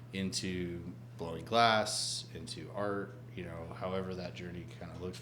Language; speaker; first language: English; native; English